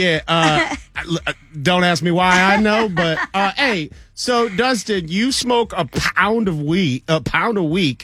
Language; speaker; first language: English; native; English